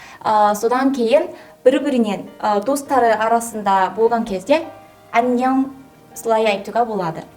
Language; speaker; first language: Kazakh; non-native, learner; Korean